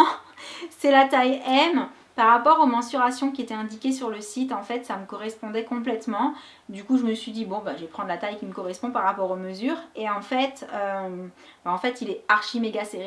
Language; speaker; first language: French; native; French